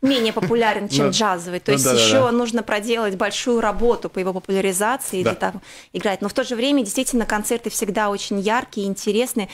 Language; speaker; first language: Russian; native; Russian